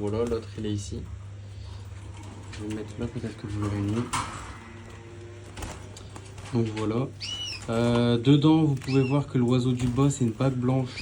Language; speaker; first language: French; native; French